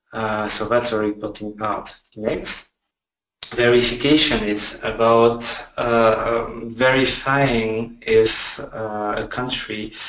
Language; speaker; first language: English; non-native, fluent; French